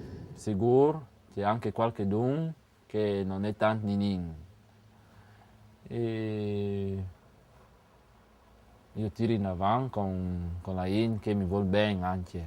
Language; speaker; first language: Italian; non-native, learner; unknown